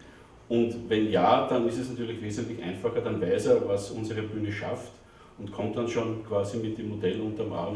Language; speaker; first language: German; native; German